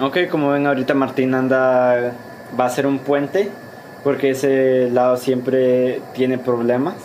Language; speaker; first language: Spanish; early bilingual, heritage; Spanish